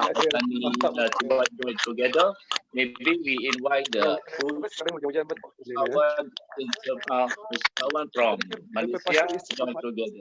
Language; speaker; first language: English; non-native, learner; Malay